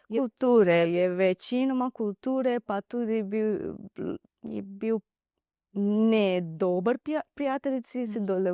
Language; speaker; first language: Slovenian; non-native, learner; Divehi